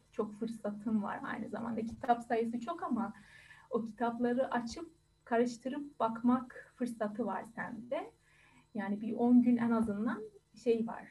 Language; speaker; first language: Turkish; non-native, fluent; Persian